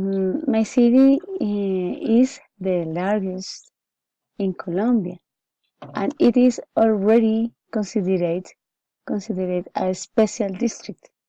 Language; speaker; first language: English; non-native, learner; Spanish